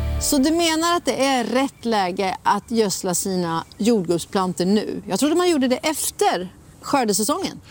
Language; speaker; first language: Swedish; native; Swedish